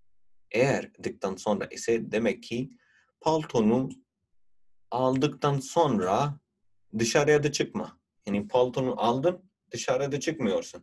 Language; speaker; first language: Turkish; non-native, fluent; Urdu